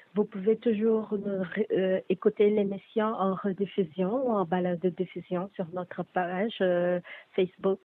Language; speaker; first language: French; native; French